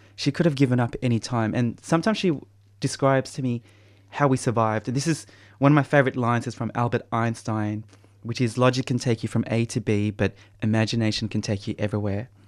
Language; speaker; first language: English; native; English